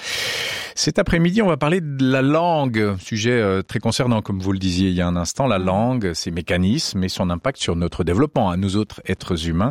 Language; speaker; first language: French; native; French